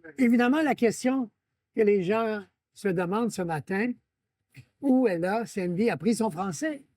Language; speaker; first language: French; native; French